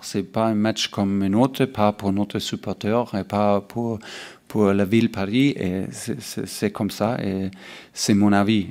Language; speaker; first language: French; non-native, learner; German